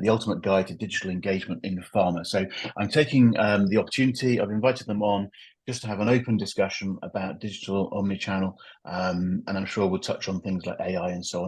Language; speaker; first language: English; native; English